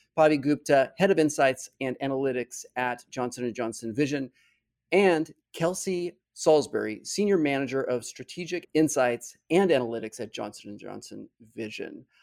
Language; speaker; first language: English; native; English